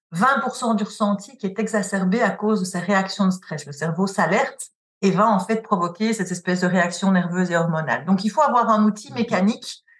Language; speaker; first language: French; native; French